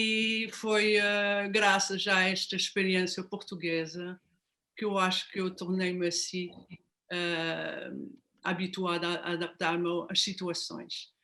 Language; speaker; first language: Portuguese; non-native, fluent; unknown